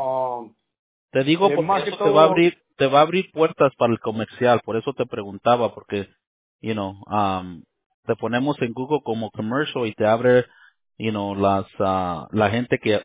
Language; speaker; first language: Spanish; early bilingual, heritage; Spanish